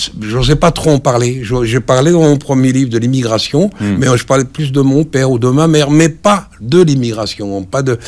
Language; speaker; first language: French; early bilingual, other home language; Arabic